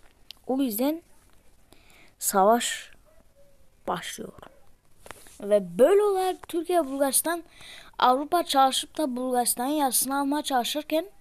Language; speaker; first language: Turkish; early bilingual, heritage; Turkish